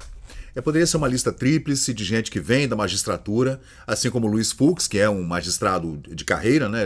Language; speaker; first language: Portuguese; native; Portuguese